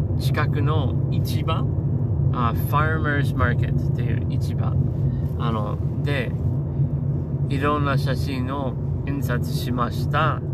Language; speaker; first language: Japanese; non-native, learner; English